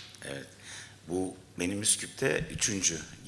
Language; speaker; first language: Turkish; native; Turkish